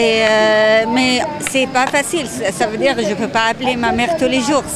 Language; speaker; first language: French; non-native, fluent; Arabic